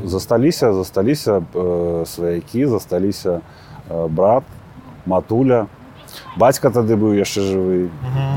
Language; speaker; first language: Belarusian; native; Belarusian